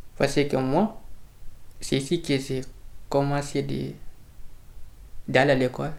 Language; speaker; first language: French; non-native, learner; Fula